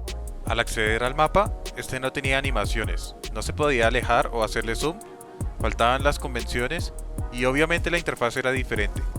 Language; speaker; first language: Spanish; native; Spanish